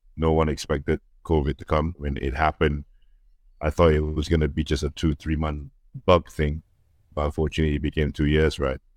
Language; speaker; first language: English; early bilingual, other home language; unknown